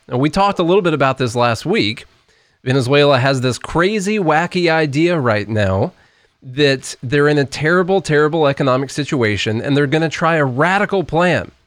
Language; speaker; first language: English; native; English